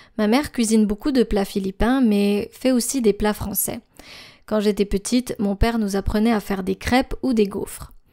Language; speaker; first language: French; native; French